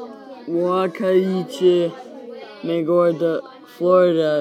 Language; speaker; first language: Chinese; non-native, learner; English